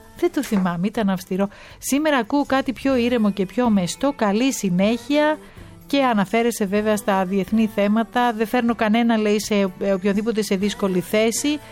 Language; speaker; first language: Greek; native; Greek